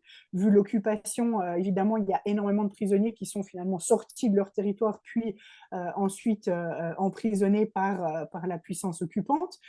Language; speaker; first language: French; native; French